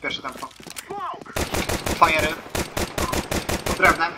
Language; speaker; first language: Polish; native; Polish